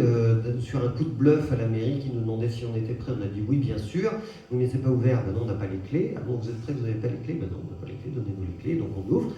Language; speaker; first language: French; native; French